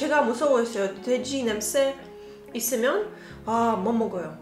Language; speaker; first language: Korean; non-native, learner; Russian